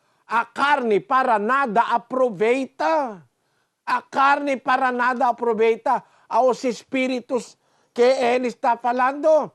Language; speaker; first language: Portuguese; non-native, learner; Filipino